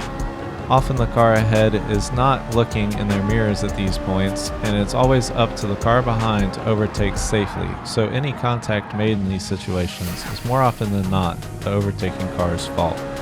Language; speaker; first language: English; native; English